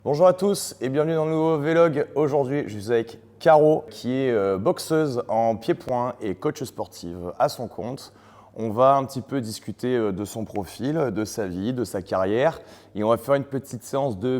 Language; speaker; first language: French; native; French